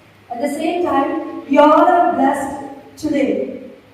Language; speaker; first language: English; non-native, local second language; Telugu